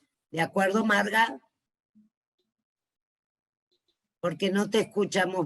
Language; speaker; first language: Spanish; native; Spanish